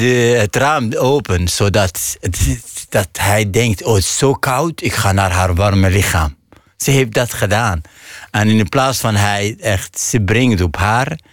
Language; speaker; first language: Dutch; non-native, fluent; Arabic